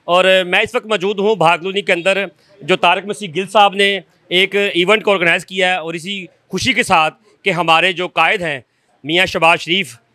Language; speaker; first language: Urdu; non-native, local second language; Punjabi